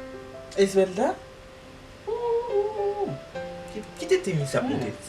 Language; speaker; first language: Spanish; non-native, learner; Haitian Creole